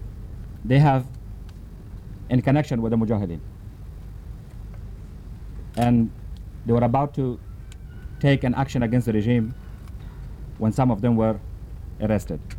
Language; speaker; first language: English; non-native, fluent; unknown